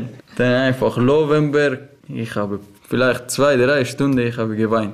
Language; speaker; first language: German; non-native, learner; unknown